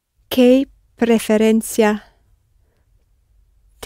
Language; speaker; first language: Portuguese; non-native, learner; English